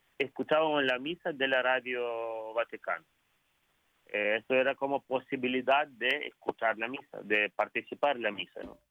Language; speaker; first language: Spanish; non-native, fluent; Ukrainian